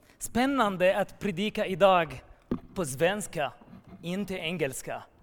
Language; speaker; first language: Swedish; non-native, learner; Arabic